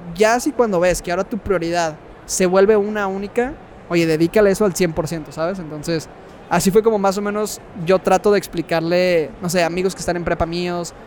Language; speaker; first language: Spanish; native; Spanish